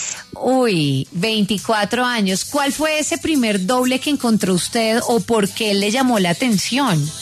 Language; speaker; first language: Spanish; native; Spanish